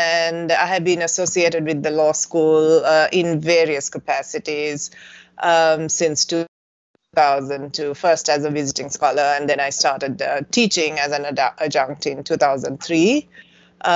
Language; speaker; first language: English; non-native, local second language; Sinhala